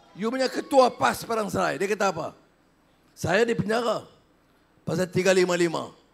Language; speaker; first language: Malay; native; Malay